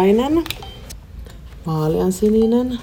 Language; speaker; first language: Finnish; early bilingual, heritage; Finnish